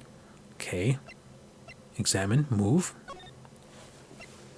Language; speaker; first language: English; native; English